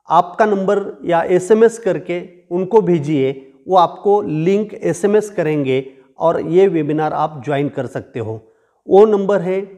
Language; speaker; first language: Hindi; non-native, local second language; Marathi